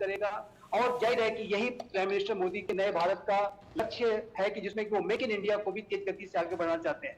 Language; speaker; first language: Hindi; native; Hindi